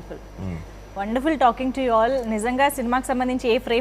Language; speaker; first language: Telugu; native; Telugu